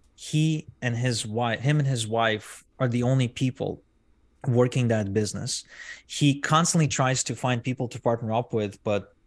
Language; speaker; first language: English; non-native, fluent; Hebrew